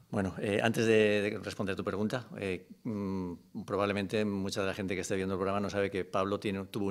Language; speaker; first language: Spanish; native; Spanish